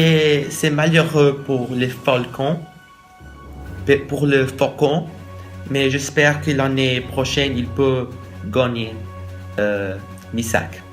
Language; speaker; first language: French; non-native, learner; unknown